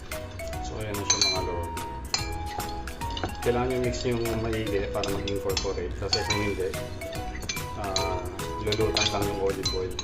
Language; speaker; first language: Filipino; native; Filipino